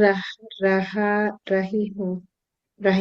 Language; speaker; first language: Hindi; non-native, learner; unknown